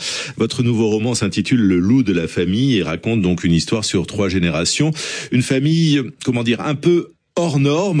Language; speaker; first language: French; native; French